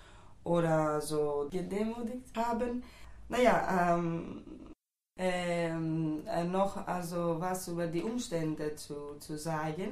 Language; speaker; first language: German; non-native, fluent; Greek